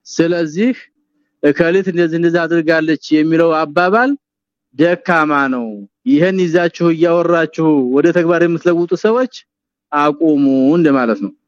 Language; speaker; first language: Amharic; native; Amharic